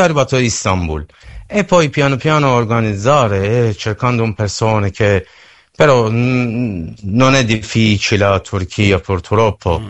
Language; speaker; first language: Italian; non-native, learner; Persian